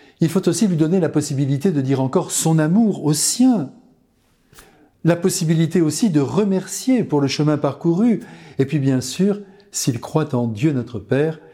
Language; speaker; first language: French; native; French